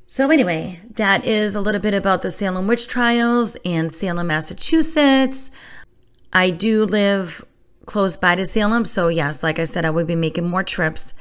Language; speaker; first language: English; native; English